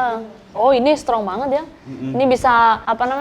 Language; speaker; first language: Indonesian; non-native, fluent; Spanish